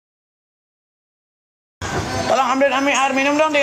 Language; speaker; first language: Indonesian; native; Indonesian